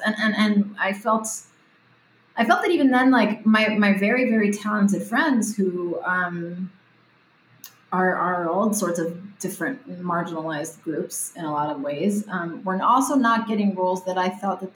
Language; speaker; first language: English; early bilingual, other home language; Spanish